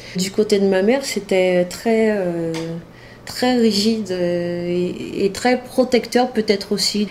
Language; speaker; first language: French; native; French